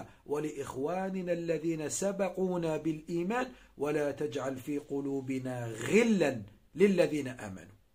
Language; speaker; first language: Arabic; native; Arabic